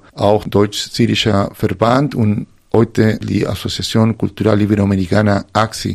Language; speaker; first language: German; non-native, fluent; Spanish